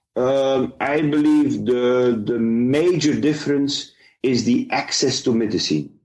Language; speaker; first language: English; non-native, fluent; Dutch